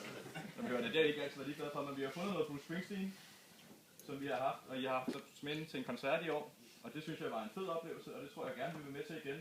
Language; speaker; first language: Danish; native; Danish